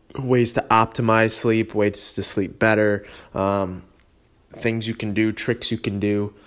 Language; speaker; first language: English; native; English